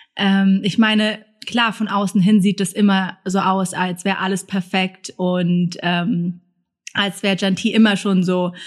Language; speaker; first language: German; early bilingual, other home language; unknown